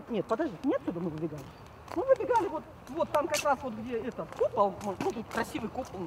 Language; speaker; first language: Russian; native; Russian